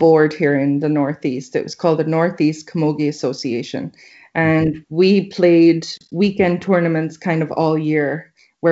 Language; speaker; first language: English; native; English